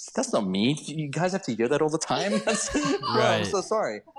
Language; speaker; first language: English; native; English